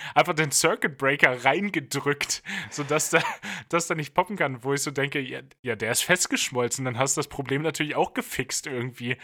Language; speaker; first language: German; native; German